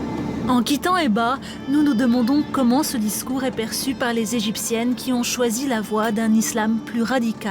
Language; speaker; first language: French; native; French